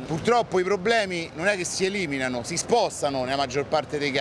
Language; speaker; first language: Italian; native; Italian